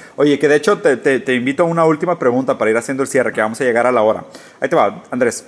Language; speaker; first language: Spanish; early bilingual, other home language; Portuguese